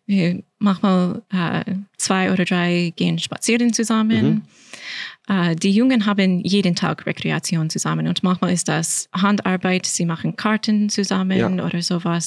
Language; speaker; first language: German; non-native, fluent; English